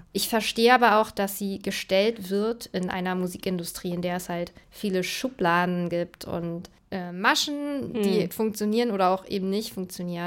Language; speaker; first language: German; native; German